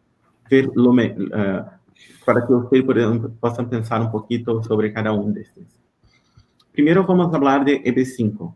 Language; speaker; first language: Spanish; non-native, learner; Portuguese